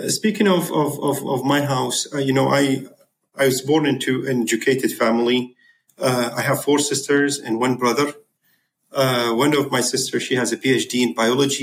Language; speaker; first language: English; non-native, fluent; Arabic